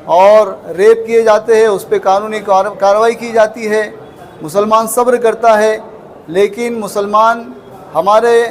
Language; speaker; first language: Urdu; native; Urdu